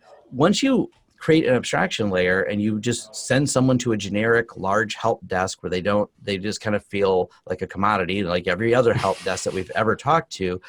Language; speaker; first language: English; native; English